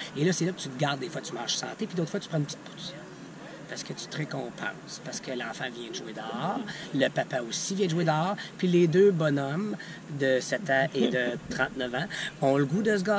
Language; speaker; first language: French; native; French